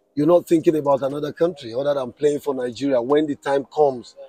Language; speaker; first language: English; non-native, local second language; Yoruba